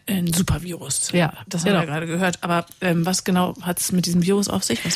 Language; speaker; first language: German; native; German